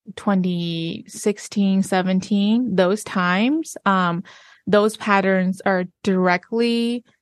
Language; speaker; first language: English; non-native, fluent; Chinese